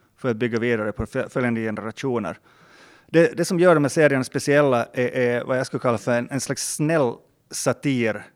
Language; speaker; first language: Swedish; native; Swedish